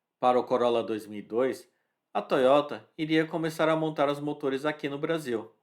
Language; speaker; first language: Portuguese; early bilingual, other home language; Japanese